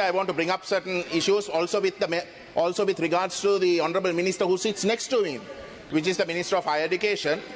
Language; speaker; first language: English; non-native, local second language; Tamil